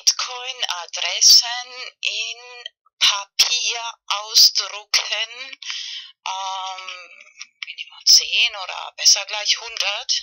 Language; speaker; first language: German; non-native, fluent; Spanish